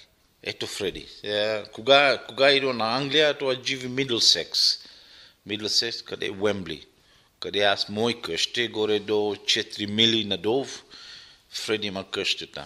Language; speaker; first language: Bulgarian; non-native, local second language; Arabic